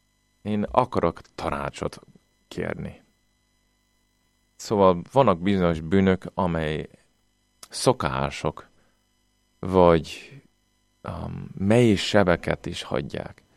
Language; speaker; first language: Hungarian; non-native, fluent; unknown